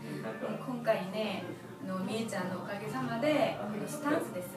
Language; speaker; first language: Japanese; non-native, fluent; Korean